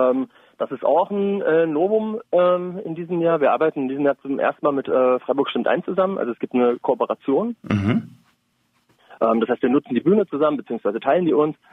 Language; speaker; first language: German; native; German